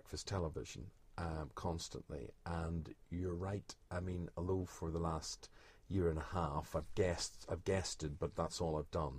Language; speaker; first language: English; native; English